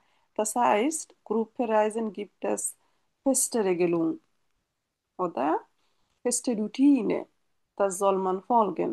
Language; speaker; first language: German; non-native, fluent; Bangla